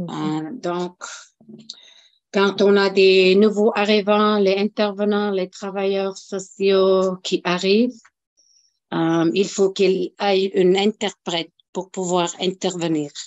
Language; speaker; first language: French; non-native, local second language; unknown